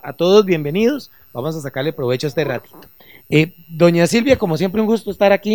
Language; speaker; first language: Spanish; native; Spanish